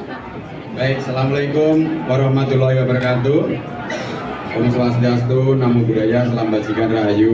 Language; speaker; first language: Indonesian; native; Indonesian